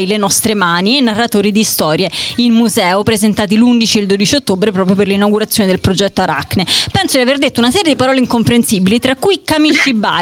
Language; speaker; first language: Italian; native; Italian